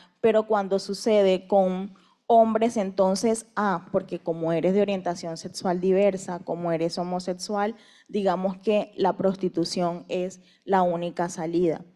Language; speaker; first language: Spanish; native; Spanish